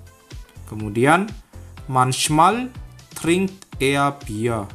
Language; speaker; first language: German; non-native, fluent; Indonesian